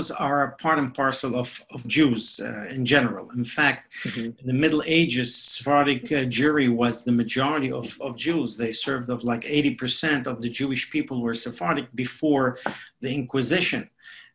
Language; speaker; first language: English; non-native, fluent; Spanish